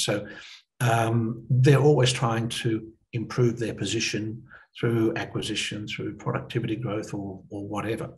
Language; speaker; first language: English; native; English